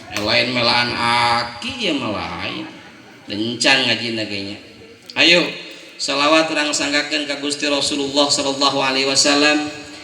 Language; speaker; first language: Sundanese; native; Sundanese